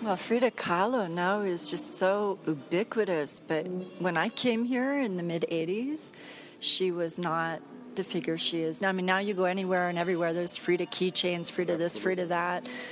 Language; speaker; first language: English; native; English